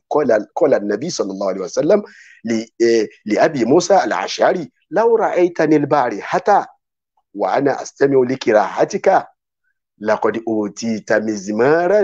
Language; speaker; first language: Arabic; non-native, fluent; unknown